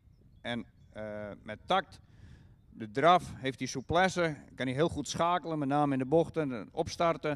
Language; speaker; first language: Dutch; native; Dutch